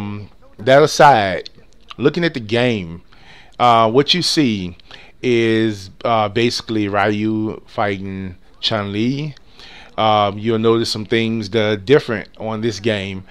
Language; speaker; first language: English; native; English